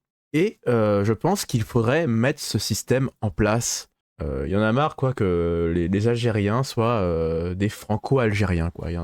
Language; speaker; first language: French; native; French